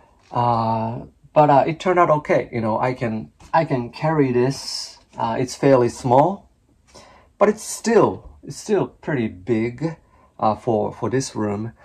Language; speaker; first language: English; non-native, fluent; Japanese